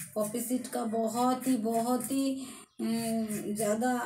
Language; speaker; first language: Hindi; non-native, local second language; Bangla